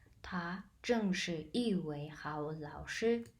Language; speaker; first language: Chinese; non-native, fluent; Mongolian